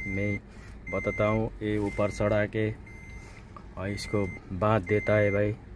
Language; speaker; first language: Hindi; non-native, learner; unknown